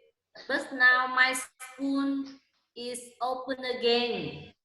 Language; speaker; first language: English; non-native, learner; Vietnamese